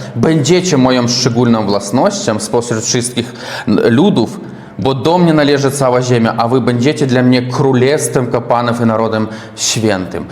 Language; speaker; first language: Polish; non-native, learner; Russian